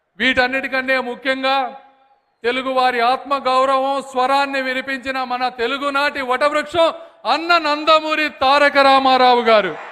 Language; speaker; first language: Telugu; native; Telugu